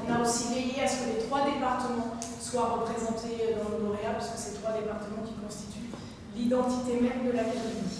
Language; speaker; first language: French; native; French